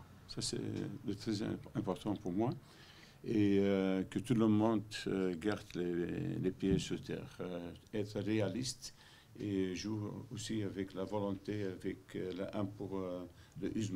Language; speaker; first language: French; non-native, learner; Dutch